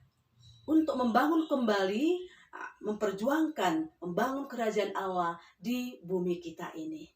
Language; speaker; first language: Indonesian; native; Indonesian